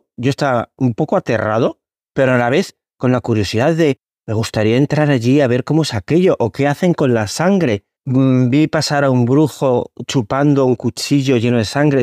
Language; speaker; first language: Spanish; native; Spanish